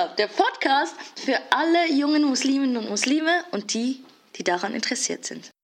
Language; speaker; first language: German; early bilingual, other home language; Turkish